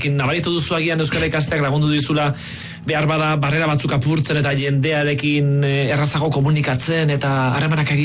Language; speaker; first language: Basque; native; Basque